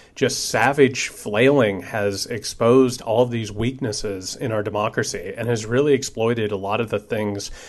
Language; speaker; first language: English; native; English